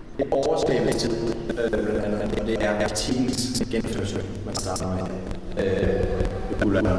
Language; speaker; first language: Danish; native; Danish